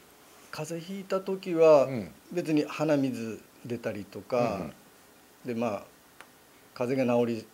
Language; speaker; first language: Japanese; native; Japanese